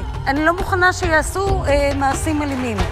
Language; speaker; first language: Hebrew; native; Hebrew